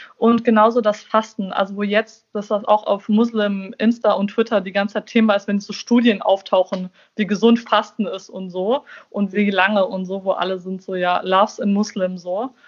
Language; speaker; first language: German; early bilingual, other home language; Persian